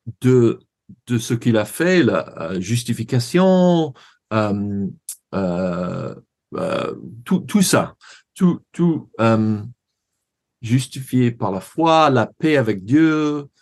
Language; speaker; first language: French; non-native, learner; English